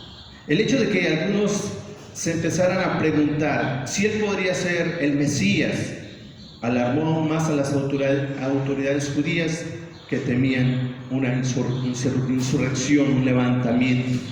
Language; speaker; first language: Spanish; native; Spanish